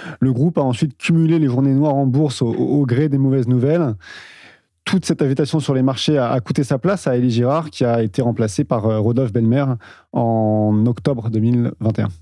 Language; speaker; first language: French; native; French